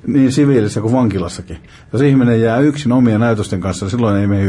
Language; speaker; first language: Finnish; native; Finnish